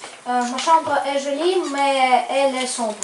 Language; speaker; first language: French; non-native, learner; Ukrainian